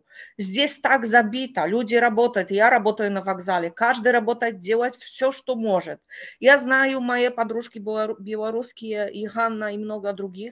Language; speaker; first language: Russian; non-native, fluent; Polish